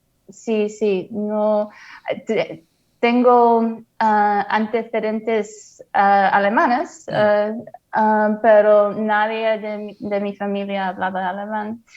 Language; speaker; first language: Spanish; non-native, fluent; English